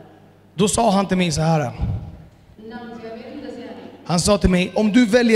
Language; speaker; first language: Swedish; early bilingual, other home language; Amharic